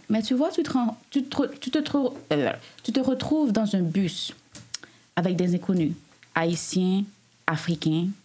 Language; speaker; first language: French; non-native, local second language; Haitian Creole